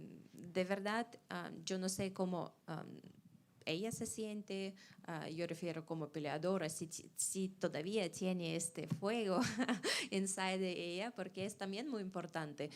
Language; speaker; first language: Spanish; non-native, fluent; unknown